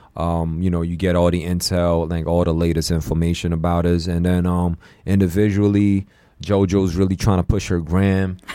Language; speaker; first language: English; early bilingual, other home language; Chinese